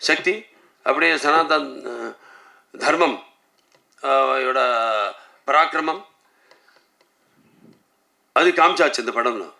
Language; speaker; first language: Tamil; non-native, local second language; Telugu